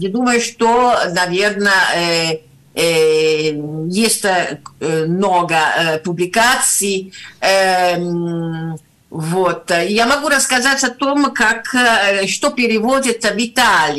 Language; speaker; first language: Russian; non-native, fluent; Italian